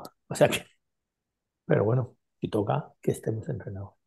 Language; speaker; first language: Spanish; native; Spanish